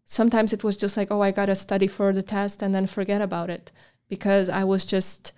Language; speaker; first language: English; non-native, fluent; Polish